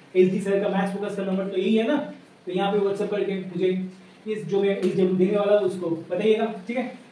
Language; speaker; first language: Hindi; non-native, local second language; Bangla